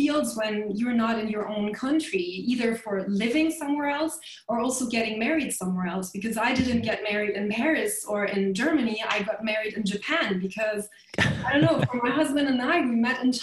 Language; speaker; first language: English; non-native, fluent; German